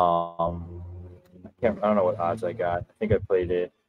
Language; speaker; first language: English; native; English